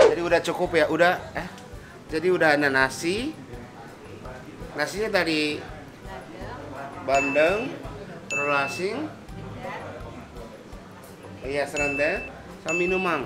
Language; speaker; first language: Indonesian; non-native, fluent; Japanese